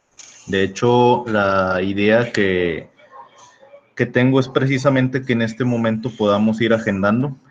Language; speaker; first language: Spanish; native; Spanish